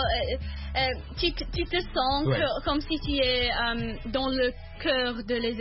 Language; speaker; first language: French; non-native, learner; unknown